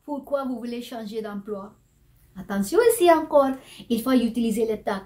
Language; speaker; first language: French; non-native, fluent; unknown